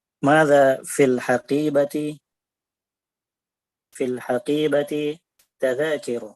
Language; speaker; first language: Arabic; non-native, learner; Indonesian